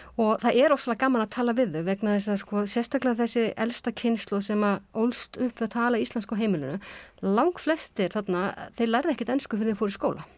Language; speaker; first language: Icelandic; native; Icelandic